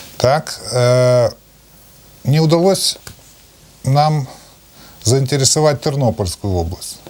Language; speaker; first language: Russian; native; Russian